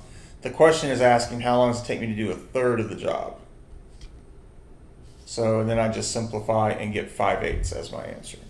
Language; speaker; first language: English; native; English